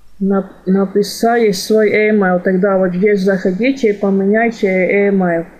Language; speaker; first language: Russian; non-native, fluent; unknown